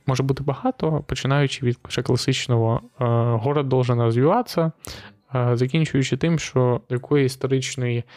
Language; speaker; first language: Ukrainian; non-native, local second language; Russian